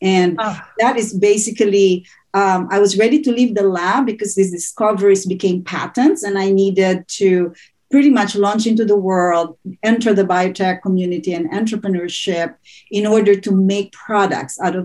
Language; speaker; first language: English; non-native, local second language; Filipino